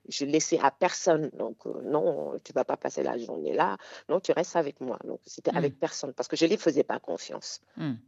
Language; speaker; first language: French; non-native, local second language; Wolof